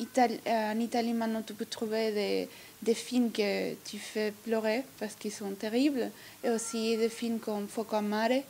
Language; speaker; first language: French; non-native, learner; Italian